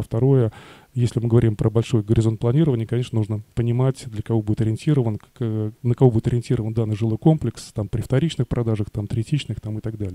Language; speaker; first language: Russian; native; Russian